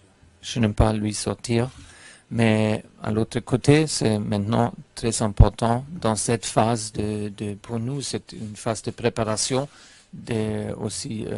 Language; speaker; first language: French; non-native, fluent; German